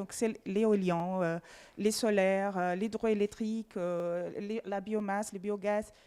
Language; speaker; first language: French; non-native, fluent; Portuguese